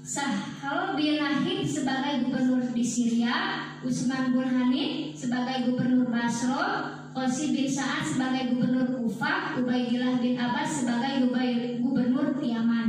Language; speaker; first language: Indonesian; native; Indonesian